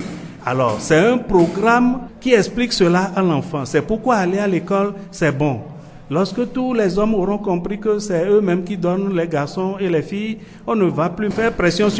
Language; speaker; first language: French; non-native, local second language; Ewe